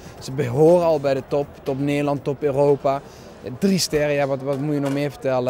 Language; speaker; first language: Dutch; non-native, fluent; Spanish